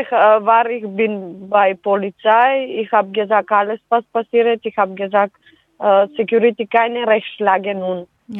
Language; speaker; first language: German; non-native, learner; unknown